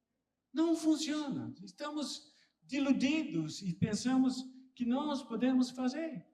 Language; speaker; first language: Portuguese; non-native, fluent; English